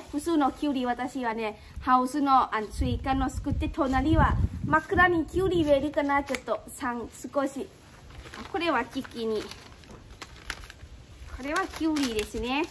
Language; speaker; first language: Japanese; non-native, local second language; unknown